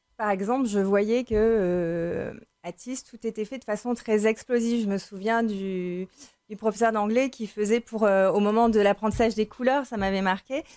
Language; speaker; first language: French; native; French